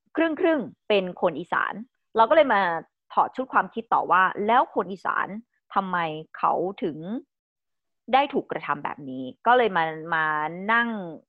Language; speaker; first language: Thai; native; Thai